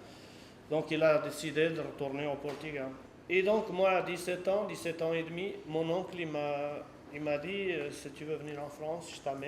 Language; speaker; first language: French; non-native, fluent; Portuguese